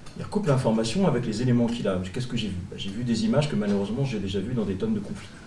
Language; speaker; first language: French; native; French